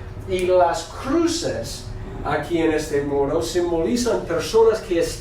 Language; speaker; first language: Spanish; non-native, fluent; English